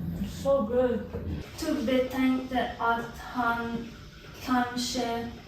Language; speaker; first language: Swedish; non-native, learner; Kazakh